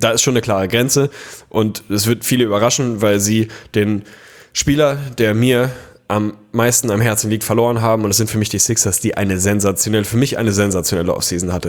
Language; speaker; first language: German; native; German